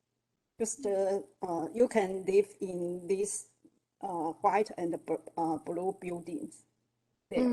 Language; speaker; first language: English; non-native, learner; Chinese